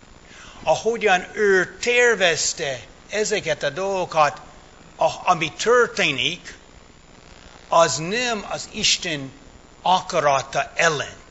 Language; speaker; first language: Hungarian; early bilingual, heritage; English